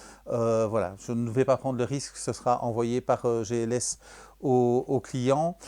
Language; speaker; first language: French; native; French